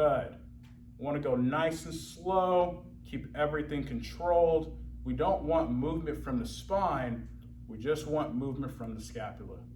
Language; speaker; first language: English; native; English